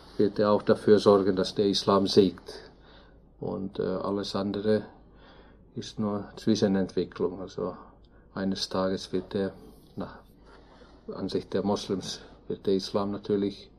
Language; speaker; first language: German; non-native, fluent; Finnish